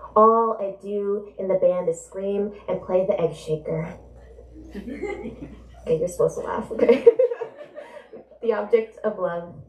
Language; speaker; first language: English; native; English